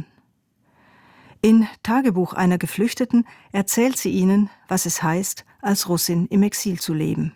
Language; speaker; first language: German; native; German